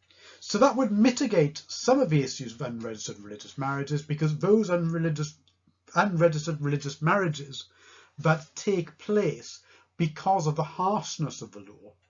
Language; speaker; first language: English; native; English